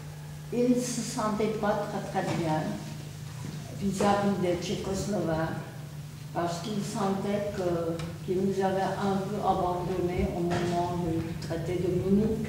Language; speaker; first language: French; non-native, fluent; Czech